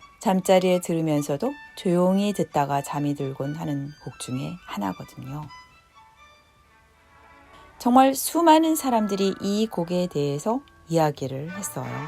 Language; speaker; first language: Korean; native; Korean